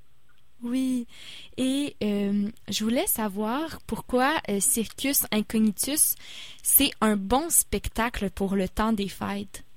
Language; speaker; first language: French; native; French